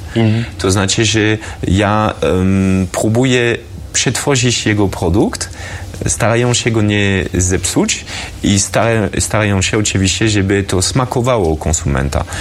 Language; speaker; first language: Polish; non-native, fluent; French